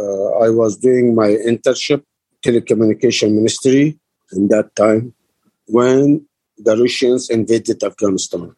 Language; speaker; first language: English; non-native, learner; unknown